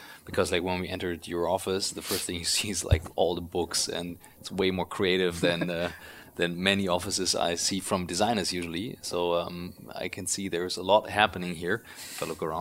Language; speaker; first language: English; non-native, fluent; German